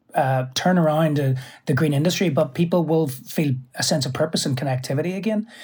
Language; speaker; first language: English; native; English